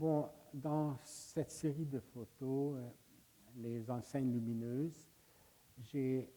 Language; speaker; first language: French; non-native, fluent; Hungarian